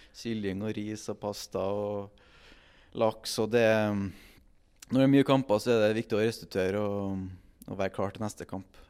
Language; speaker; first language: Norwegian; native; Norwegian